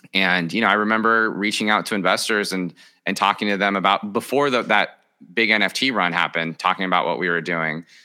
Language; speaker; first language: English; early bilingual, other home language; Spanish